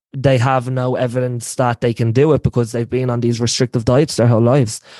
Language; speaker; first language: English; native; English